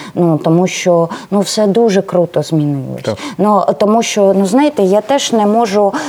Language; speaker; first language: Ukrainian; non-native, local second language; Russian